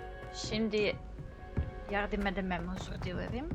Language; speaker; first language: Turkish; non-native, learner; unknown